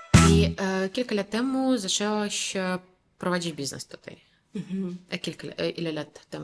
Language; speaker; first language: Polish; non-native, fluent; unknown